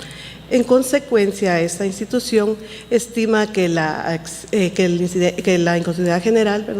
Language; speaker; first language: Spanish; native; Spanish